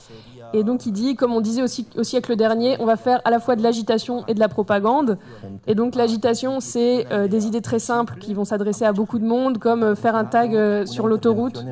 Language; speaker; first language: French; native; French